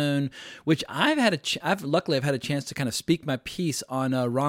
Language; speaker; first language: English; native; English